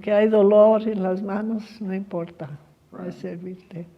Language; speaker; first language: Spanish; early bilingual, other home language; English